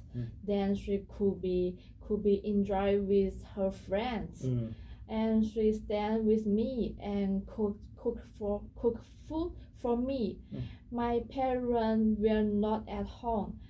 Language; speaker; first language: English; non-native, learner; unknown